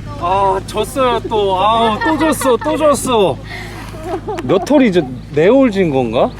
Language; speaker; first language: Korean; native; Korean